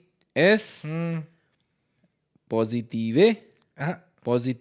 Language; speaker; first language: Spanish; non-native, learner; Hindi